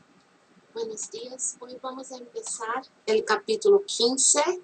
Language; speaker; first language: Spanish; non-native, fluent; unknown